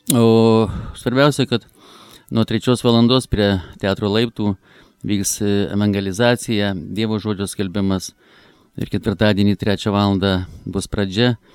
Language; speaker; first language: Lithuanian; native; Lithuanian